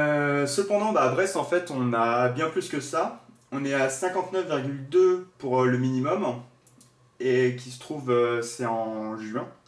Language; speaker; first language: French; native; French